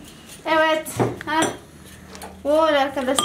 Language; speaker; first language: Turkish; non-native, learner; Indonesian